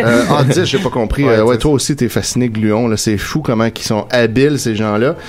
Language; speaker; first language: French; native; French